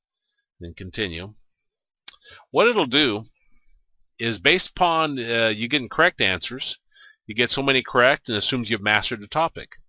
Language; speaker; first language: English; native; English